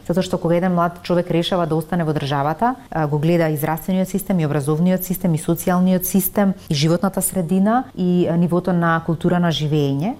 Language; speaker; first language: Macedonian; native; Macedonian